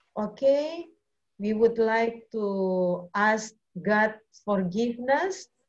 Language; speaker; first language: English; non-native, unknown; Indonesian